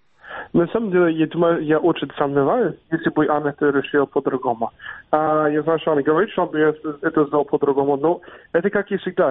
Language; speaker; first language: Russian; non-native, fluent; English